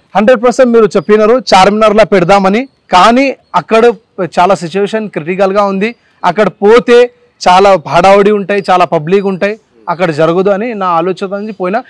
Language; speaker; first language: Telugu; non-native, local second language; Marathi